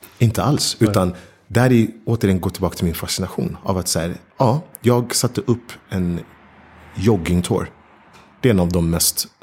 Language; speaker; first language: Swedish; early bilingual, other home language; Ganda